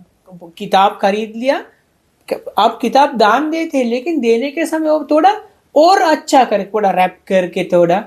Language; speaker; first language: Hindi; non-native, fluent; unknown